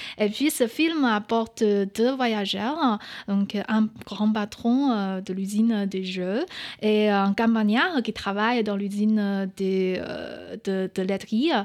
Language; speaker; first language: French; non-native, fluent; Chinese